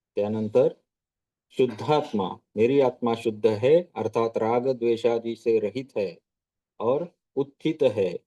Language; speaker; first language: Hindi; non-native, local second language; Marathi